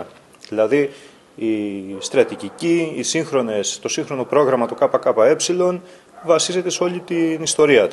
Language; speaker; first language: Greek; native; Greek